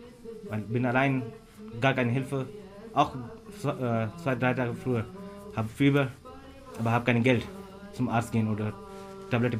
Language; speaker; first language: German; non-native, learner; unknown